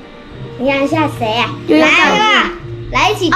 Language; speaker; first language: Chinese; native; Chinese